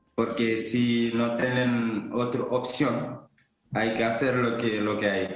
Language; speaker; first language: Spanish; non-native, fluent; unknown